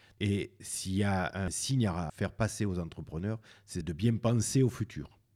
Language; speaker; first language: French; native; French